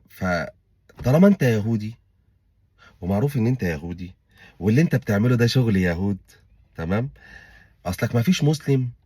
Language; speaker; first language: Egyptian Arabic; native; Egyptian Arabic